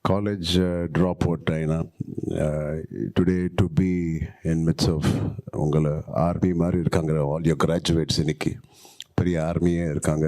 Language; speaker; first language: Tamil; non-native, local second language; Telugu